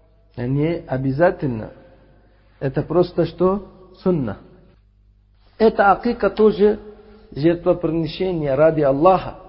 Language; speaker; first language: Russian; non-native, fluent; Uzbek